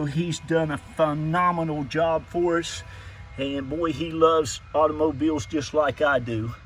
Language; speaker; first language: English; native; English